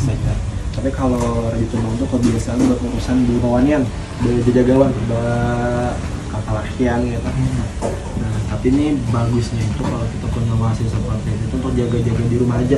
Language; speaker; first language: Indonesian; non-native, local second language; Banjar